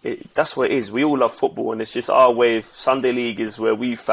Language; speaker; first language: English; native; English